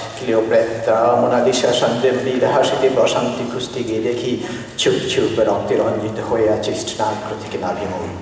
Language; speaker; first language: Bangla; non-native, local second language; Manipuri